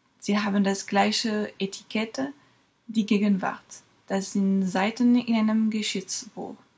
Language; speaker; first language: German; non-native, fluent; French